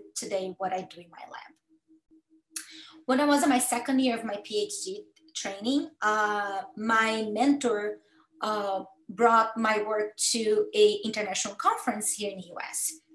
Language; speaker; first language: English; non-native, fluent; Portuguese